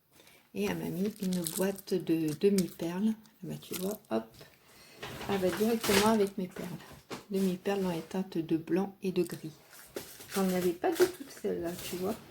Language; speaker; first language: French; native; French